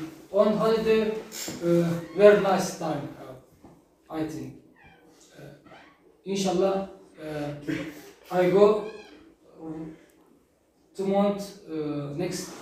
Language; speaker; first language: English; non-native, learner; Turkish